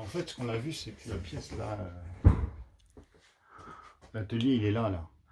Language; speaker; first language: French; native; French